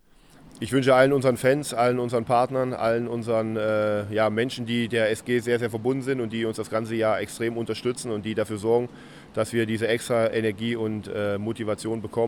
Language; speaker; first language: German; native; German